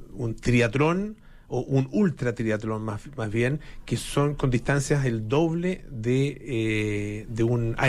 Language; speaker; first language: Spanish; native; Spanish